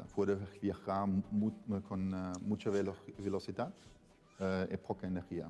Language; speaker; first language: Spanish; non-native, fluent; Italian